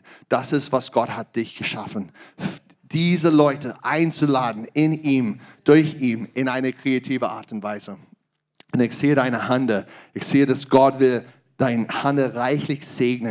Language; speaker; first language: German; non-native, learner; English